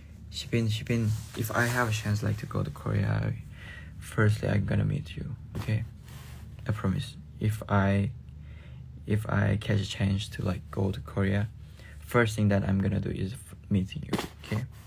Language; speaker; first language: English; non-native, learner; Thai